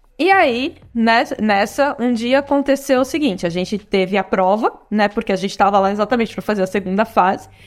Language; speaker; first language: Portuguese; native; Portuguese